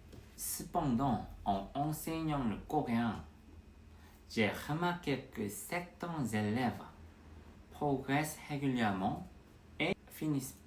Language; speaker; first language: French; non-native, fluent; Korean